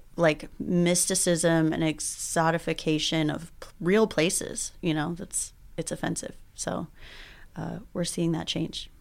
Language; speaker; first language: English; early bilingual, other home language; Spanish